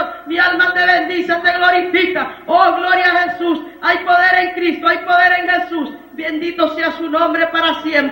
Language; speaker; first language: Spanish; native; Spanish